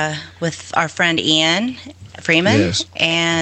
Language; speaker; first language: English; native; English